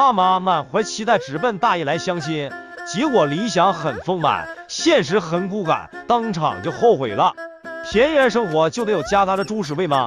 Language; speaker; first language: Chinese; native; Chinese